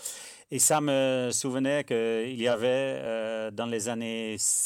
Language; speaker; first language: French; non-native, fluent; Dutch